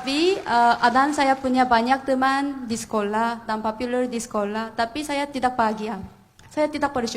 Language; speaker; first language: Indonesian; non-native, fluent; Korean